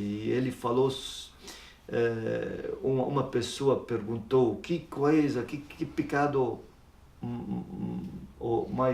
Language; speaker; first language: Portuguese; non-native, learner; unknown